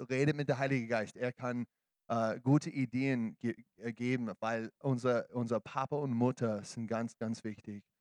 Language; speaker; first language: German; non-native, learner; English